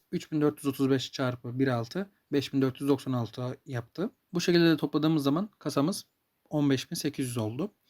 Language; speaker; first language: Turkish; native; Turkish